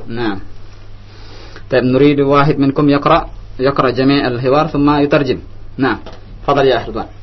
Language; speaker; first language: Arabic; non-native, fluent; Indonesian